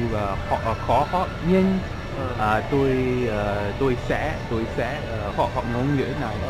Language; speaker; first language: Vietnamese; non-native, learner; English